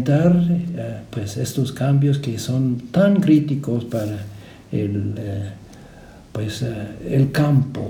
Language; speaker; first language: Spanish; non-native, fluent; English